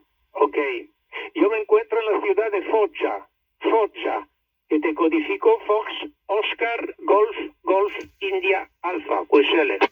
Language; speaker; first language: Spanish; non-native, fluent; Italian